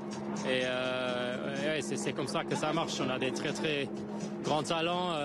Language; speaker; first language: French; non-native, local second language; Luxembourgish